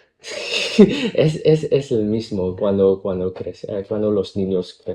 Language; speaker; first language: Spanish; non-native, learner; Cantonese